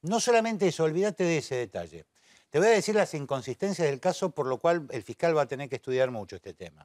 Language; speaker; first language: Spanish; native; Spanish